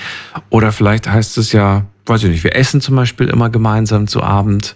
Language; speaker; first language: German; native; German